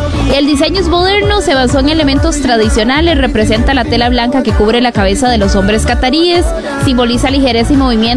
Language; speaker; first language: Spanish; native; Spanish